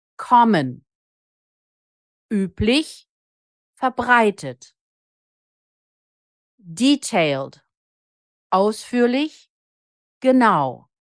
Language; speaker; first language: German; native; German